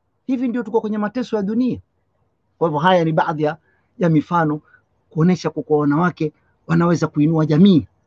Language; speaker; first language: Swahili; native; Swahili